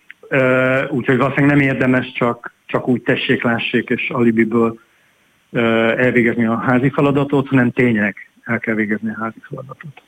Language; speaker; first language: Hungarian; native; Hungarian